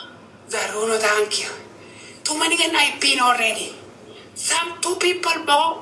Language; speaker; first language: English; non-native, learner; Oromo